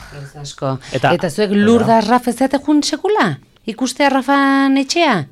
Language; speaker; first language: Basque; native; Basque